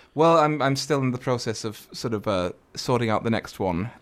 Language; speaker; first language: English; native; English